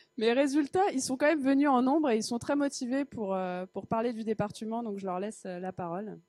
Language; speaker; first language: French; native; French